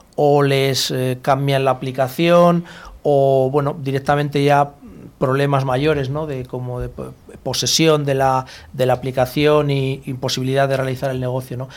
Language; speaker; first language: Spanish; native; Spanish